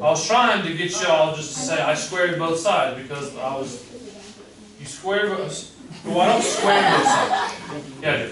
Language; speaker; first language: English; native; English